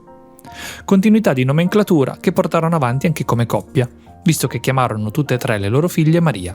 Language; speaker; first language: Italian; native; Italian